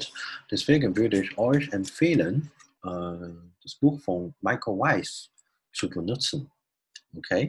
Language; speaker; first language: German; non-native, fluent; Chinese